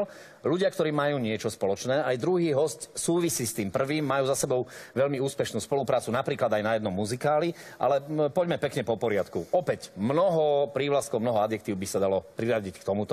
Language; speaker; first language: Slovak; native; Slovak